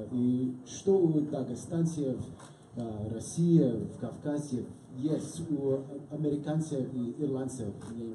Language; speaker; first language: Russian; non-native, learner; English